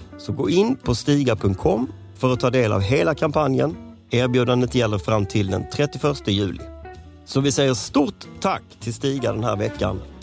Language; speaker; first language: Swedish; native; Swedish